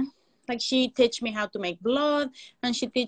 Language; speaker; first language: English; non-native, fluent; Spanish